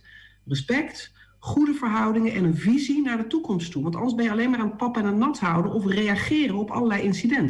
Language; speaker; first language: Dutch; native; Dutch